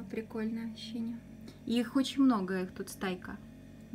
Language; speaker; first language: Russian; native; Russian